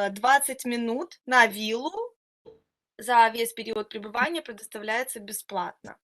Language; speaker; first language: Russian; native; Russian